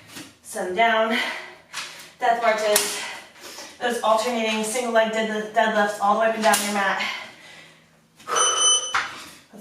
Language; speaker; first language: English; native; English